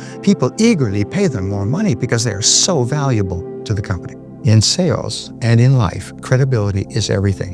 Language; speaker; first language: English; native; English